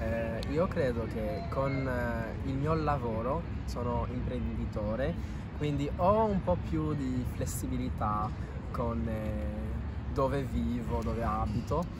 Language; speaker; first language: Italian; non-native, fluent; French